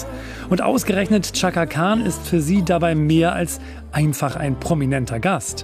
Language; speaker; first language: German; native; German